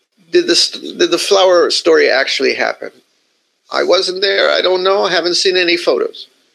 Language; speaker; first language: English; native; English